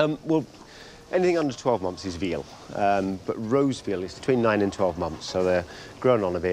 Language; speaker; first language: English; native; English